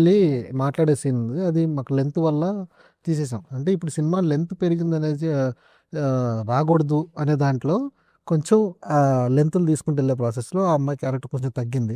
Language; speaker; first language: Telugu; native; Telugu